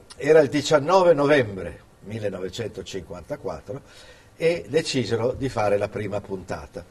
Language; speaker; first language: Italian; early bilingual, other home language; English